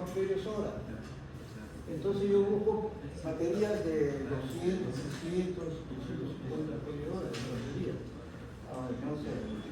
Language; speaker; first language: Spanish; native; Spanish